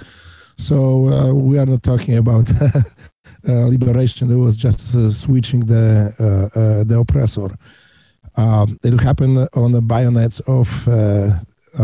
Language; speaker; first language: English; non-native, fluent; Polish